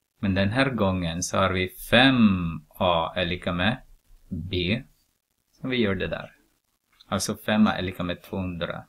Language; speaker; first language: Swedish; non-native, fluent; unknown